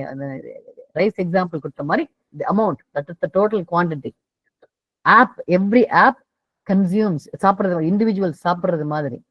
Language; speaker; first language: Tamil; native; Tamil